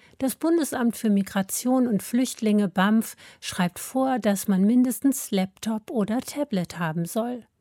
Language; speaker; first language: German; native; German